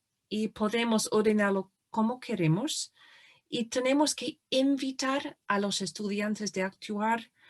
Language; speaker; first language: Spanish; non-native, fluent; English